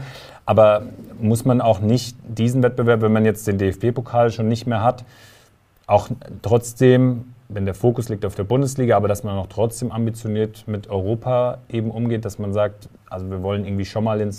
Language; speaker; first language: German; native; German